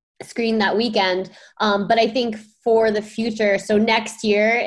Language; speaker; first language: English; native; English